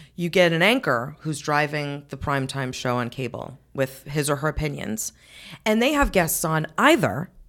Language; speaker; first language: English; native; English